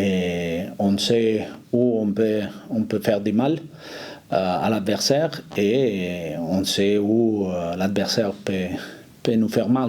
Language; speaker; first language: French; non-native, fluent; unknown